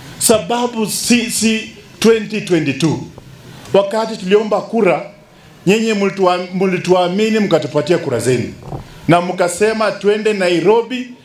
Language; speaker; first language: Swahili; non-native, local second language; Luyia